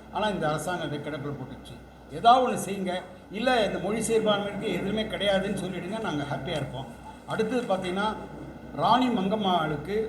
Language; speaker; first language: Tamil; non-native, local second language; Telugu